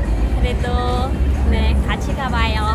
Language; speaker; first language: Korean; non-native, fluent; Khmer